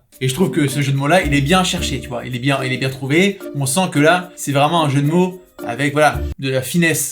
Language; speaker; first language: French; native; French